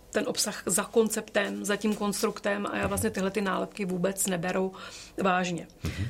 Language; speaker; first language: Czech; native; Czech